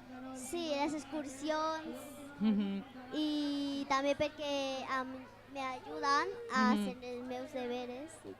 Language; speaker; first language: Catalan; non-native, local second language; Spanish